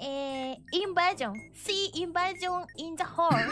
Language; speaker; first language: English; non-native, learner; Japanese